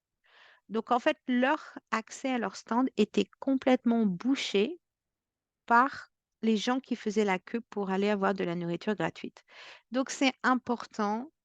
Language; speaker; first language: French; native; French